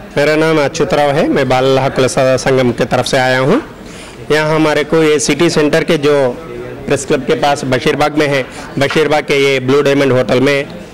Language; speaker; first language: Hindi; non-native, local second language; Telugu